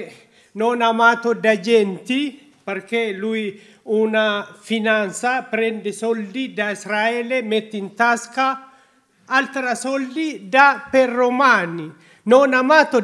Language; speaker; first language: Italian; non-native, learner; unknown